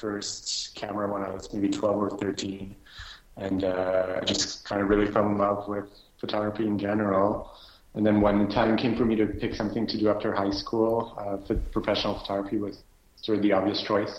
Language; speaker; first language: English; native; English